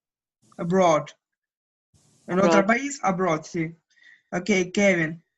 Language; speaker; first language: Spanish; non-native, learner; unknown